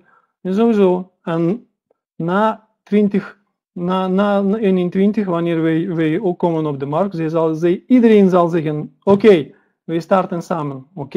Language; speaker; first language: Dutch; non-native, learner; Russian